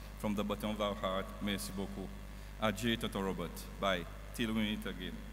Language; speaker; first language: English; non-native, local second language; Seselwa Creole French